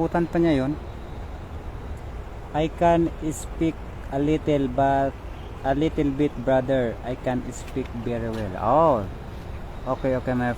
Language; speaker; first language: English; non-native, local second language; Filipino